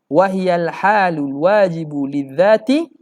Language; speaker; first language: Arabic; non-native, learner; Malay